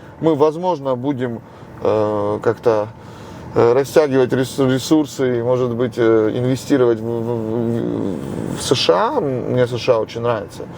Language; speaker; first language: Russian; non-native, local second language; Georgian